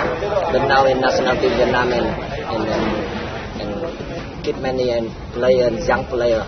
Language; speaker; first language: English; non-native, learner; Vietnamese